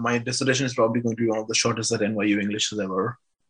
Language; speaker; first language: English; non-native, local second language; Bangla